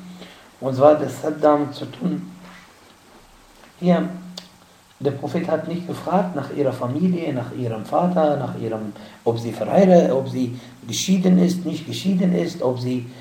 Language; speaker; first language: German; non-native, fluent; Arabic